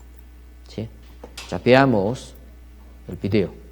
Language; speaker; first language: Spanish; non-native, learner; Korean